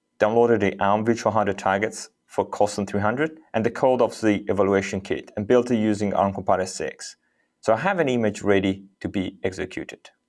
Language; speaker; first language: English; non-native, fluent; Italian